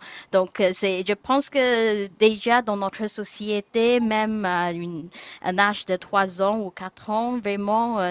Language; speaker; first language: French; non-native, fluent; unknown